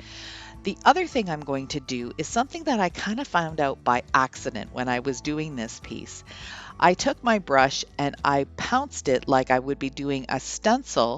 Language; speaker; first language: English; native; English